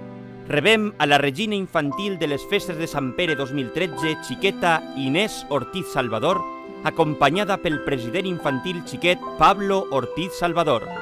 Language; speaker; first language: Catalan; native; Catalan